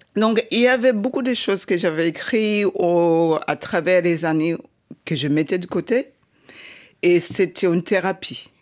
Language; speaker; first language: French; non-native, fluent; Shona